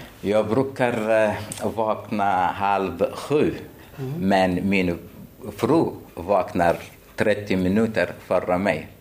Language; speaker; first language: Swedish; non-native, fluent; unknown